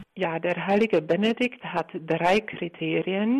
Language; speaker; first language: German; non-native, fluent; Czech